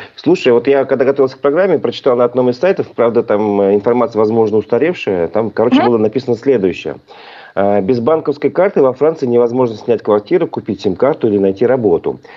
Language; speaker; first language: Russian; native; Russian